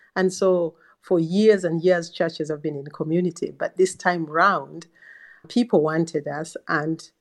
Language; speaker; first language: English; non-native, local second language; Ganda